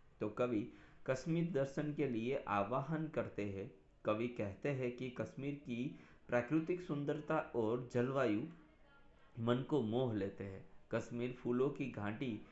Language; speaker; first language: Hindi; non-native, local second language; Gujarati